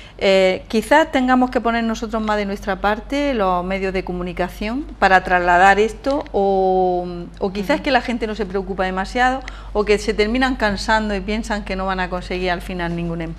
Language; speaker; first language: Spanish; native; Spanish